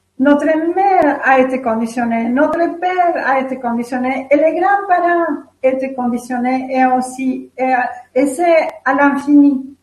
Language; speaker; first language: French; non-native, fluent; Spanish